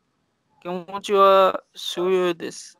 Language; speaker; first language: Japanese; non-native, learner; Bangla